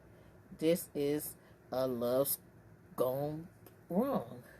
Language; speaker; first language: English; native; English